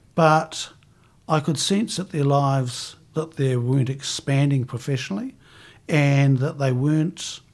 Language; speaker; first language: English; native; English